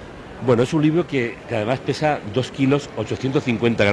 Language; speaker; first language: Spanish; native; Spanish